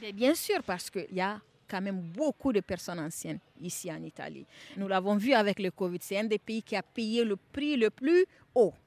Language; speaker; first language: French; non-native, local second language; Bambara